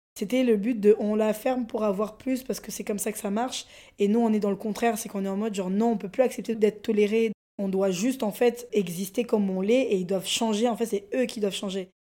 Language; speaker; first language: French; non-native, local second language; Lingala